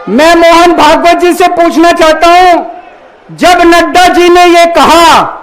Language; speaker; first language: Hindi; native; Hindi